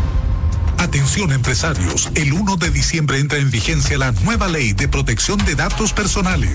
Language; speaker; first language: Spanish; native; Spanish